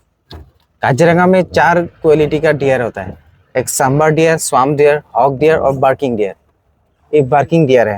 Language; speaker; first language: Hindi; non-native, local second language; Assamese